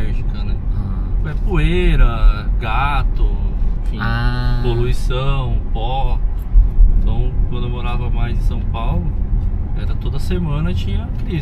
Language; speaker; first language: Portuguese; native; Portuguese